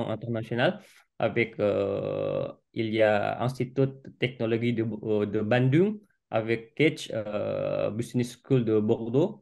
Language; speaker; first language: French; non-native, fluent; Indonesian